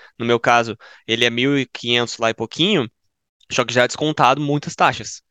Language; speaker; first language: Portuguese; native; Portuguese